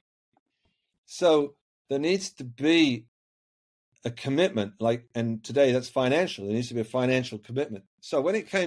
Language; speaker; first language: English; native; English